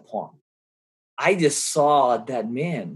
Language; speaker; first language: English; non-native, local second language; Bangla